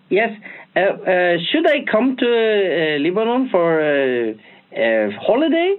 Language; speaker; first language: English; non-native, learner; Norwegian